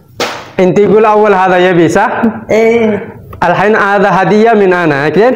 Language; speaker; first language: Arabic; non-native, learner; Telugu